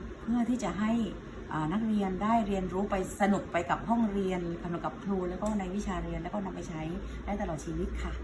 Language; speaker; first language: Thai; native; Thai